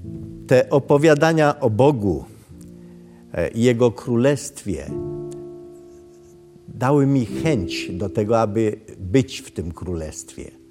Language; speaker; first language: Polish; early bilingual, other home language; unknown